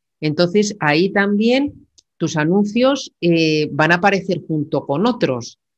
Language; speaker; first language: Spanish; native; Spanish